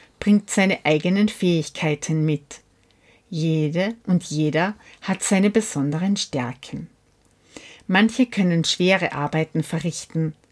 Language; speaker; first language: German; native; German